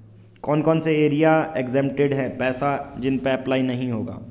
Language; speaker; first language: Hindi; native; Hindi